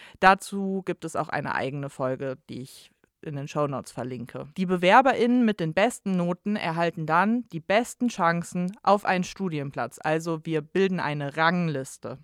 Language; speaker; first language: German; native; German